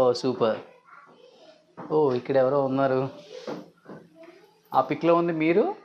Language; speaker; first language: Telugu; native; Telugu